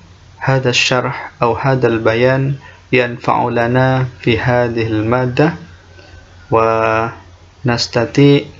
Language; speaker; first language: Arabic; non-native, fluent; Indonesian